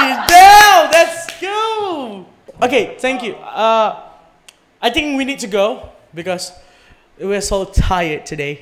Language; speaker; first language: English; non-native, learner; Indonesian